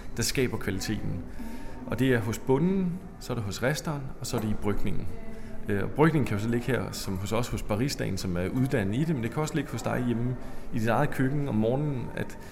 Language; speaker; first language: Danish; native; Danish